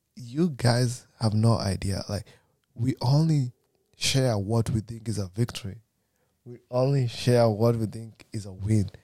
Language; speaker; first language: English; non-native, local second language; Kikuyu